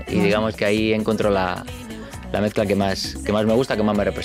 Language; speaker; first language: Spanish; native; Spanish